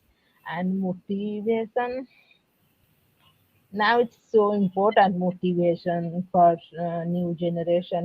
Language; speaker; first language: English; non-native, learner; Odia